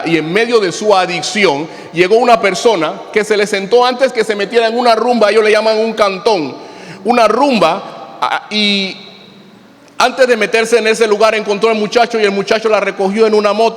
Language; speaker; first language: Spanish; native; Spanish